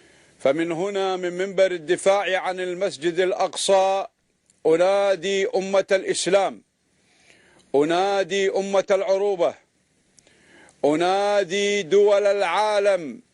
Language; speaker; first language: Arabic; native; Arabic